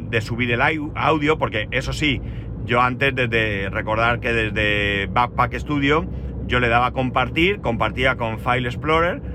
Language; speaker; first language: Spanish; native; Spanish